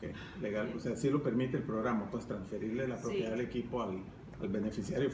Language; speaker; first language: Spanish; native; Spanish